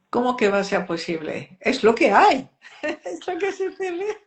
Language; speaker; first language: Spanish; non-native, fluent; French